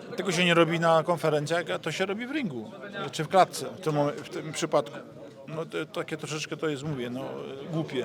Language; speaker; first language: Polish; native; Polish